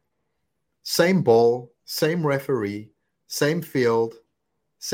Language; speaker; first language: English; native; English